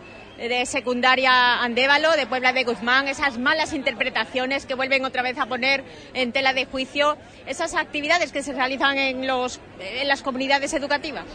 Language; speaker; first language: Spanish; native; Spanish